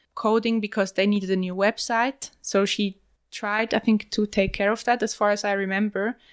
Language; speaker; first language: English; non-native, fluent; German